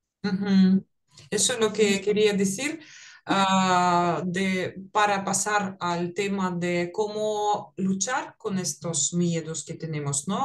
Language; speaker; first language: Spanish; non-native, fluent; Russian